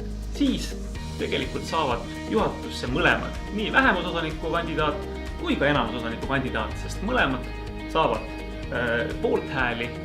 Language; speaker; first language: Estonian; native; Estonian